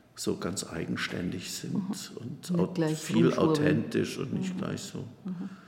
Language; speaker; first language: German; native; German